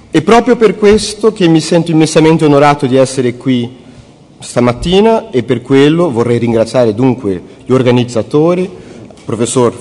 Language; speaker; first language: Italian; non-native, fluent; Portuguese